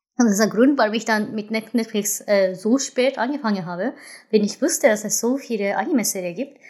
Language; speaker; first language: German; non-native, fluent; Japanese